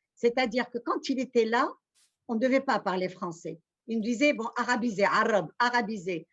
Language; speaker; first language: French; non-native, local second language; Arabic